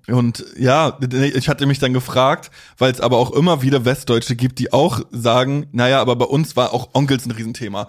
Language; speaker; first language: German; native; German